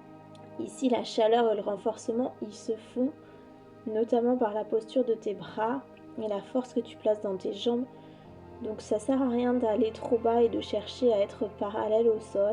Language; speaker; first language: French; native; French